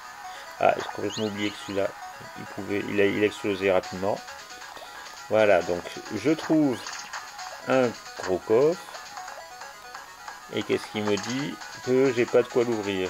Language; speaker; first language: French; native; French